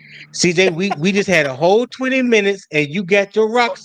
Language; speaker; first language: English; native; English